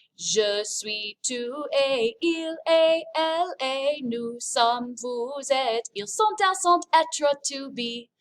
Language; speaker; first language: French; non-native, fluent; English